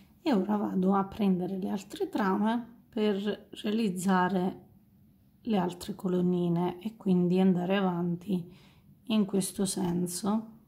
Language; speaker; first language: Italian; native; Italian